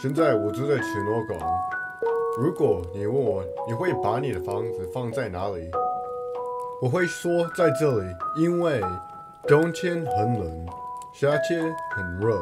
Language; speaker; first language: Chinese; non-native, learner; English